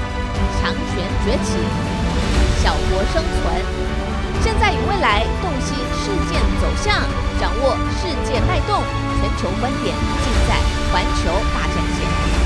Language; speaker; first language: Chinese; native; Chinese